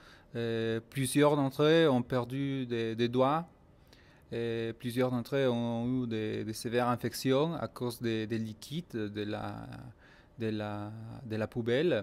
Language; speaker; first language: French; non-native, fluent; Spanish